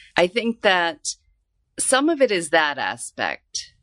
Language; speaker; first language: English; native; English